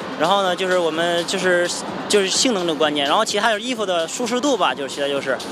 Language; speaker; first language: Chinese; native; Chinese